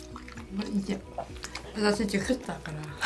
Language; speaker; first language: Japanese; non-native, learner; Vietnamese